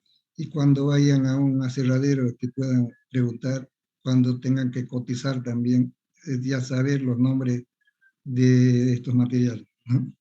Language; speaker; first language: Spanish; native; Spanish